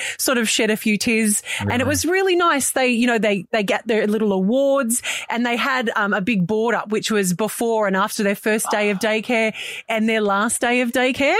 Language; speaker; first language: English; native; English